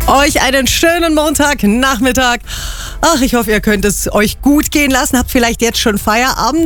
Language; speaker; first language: German; native; German